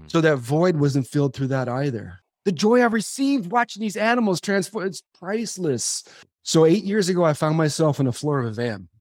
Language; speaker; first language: English; native; English